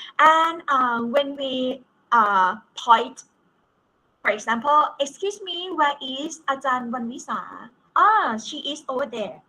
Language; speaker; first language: English; non-native, fluent; Thai